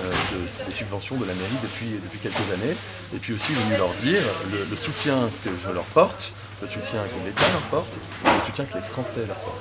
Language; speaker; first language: French; native; French